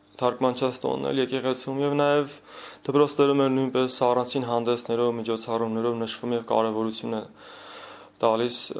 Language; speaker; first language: Armenian; native; Armenian